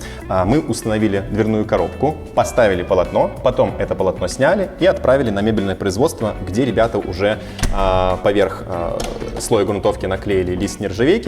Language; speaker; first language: Russian; native; Russian